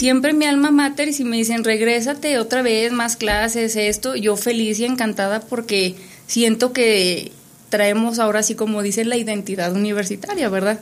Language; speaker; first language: Spanish; native; Spanish